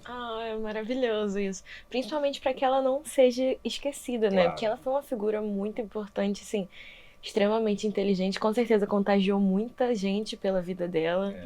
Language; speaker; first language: Portuguese; native; Portuguese